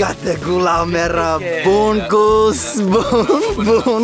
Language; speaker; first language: Indonesian; non-native, learner; English